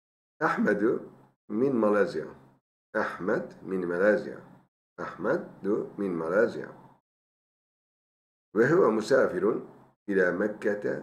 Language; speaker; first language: Arabic; non-native, fluent; Turkish